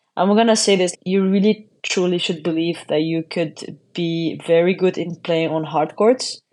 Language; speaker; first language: English; non-native, fluent; Arabic